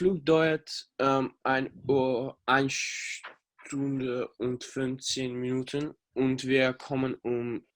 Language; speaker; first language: German; non-native, learner; English